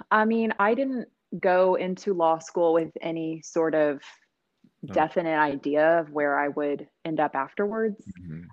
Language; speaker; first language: English; native; English